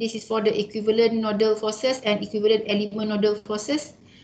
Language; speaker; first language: English; non-native, local second language; Malay